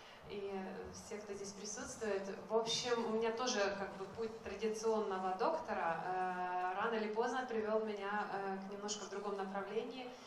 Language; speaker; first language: Russian; native; Russian